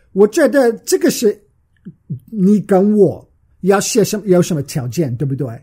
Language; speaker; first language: Chinese; non-native, fluent; English